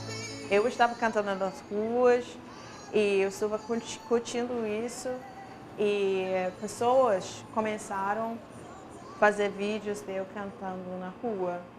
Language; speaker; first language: Portuguese; non-native, fluent; English